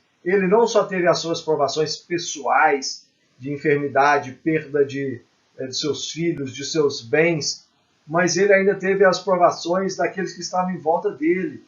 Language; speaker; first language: Portuguese; native; Portuguese